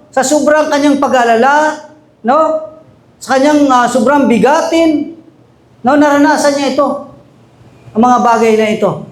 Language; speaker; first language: Filipino; non-native, local second language; Aklanon